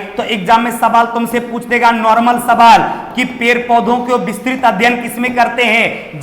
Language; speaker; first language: Hindi; native; Hindi